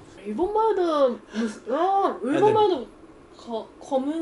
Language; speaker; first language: Korean; non-native, learner; Japanese